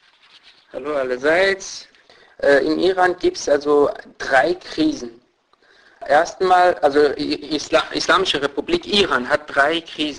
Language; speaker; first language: German; non-native, fluent; Persian